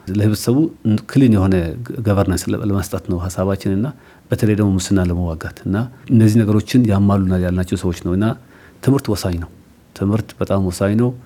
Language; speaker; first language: Amharic; non-native, local second language; Somali